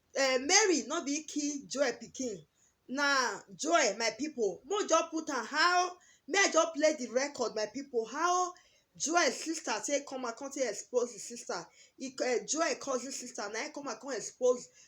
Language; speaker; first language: Nigerian Pidgin; native; Nigerian Pidgin